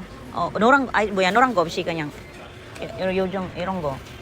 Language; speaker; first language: Korean; non-native, learner; Filipino